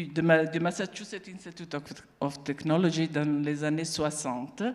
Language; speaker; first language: French; non-native, fluent; Italian